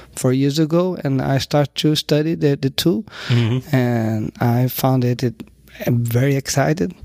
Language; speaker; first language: English; non-native, learner; Portuguese